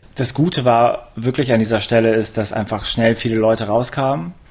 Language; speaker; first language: German; native; German